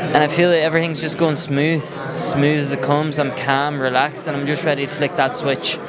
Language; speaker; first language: English; native; English